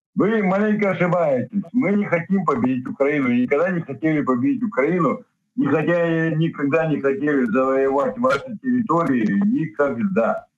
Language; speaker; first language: Russian; native; Russian